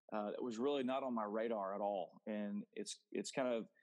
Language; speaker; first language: English; native; English